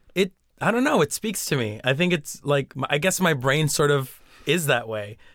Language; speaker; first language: English; early bilingual, other home language; Spanish